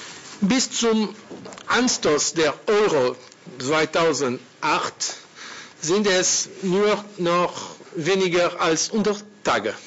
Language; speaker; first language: German; non-native, learner; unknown